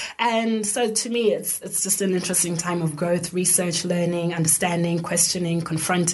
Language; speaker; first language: English; non-native, local second language; Shona